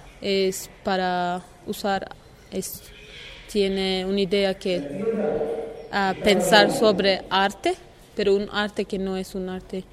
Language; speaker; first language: Spanish; non-native, learner; Kurdish